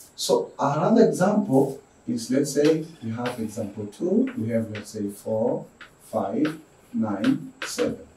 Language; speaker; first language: English; non-native, local second language; Swahili